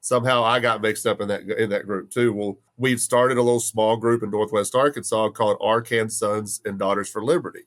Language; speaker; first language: English; native; English